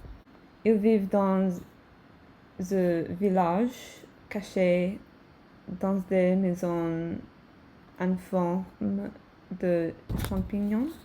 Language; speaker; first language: French; non-native, learner; English